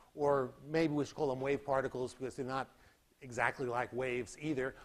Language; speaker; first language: English; native; English